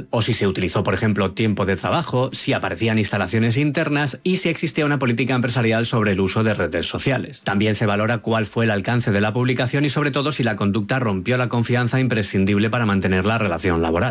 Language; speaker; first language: Spanish; native; Spanish